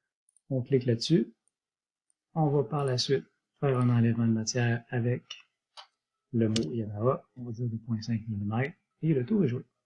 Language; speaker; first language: French; native; French